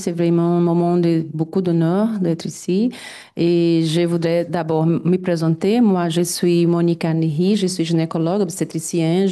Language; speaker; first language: French; non-native, fluent; Portuguese